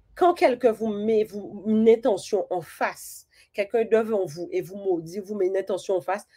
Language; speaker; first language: French; native; French